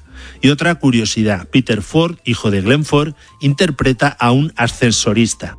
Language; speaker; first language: Spanish; native; Spanish